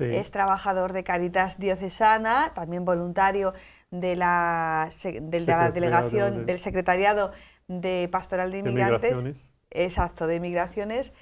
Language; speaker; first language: Spanish; native; Spanish